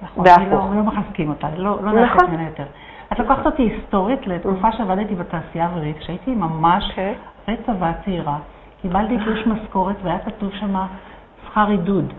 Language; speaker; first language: Hebrew; native; Hebrew